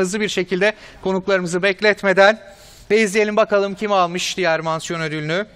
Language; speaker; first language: Turkish; native; Turkish